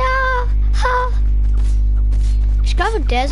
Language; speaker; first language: German; non-native, learner; English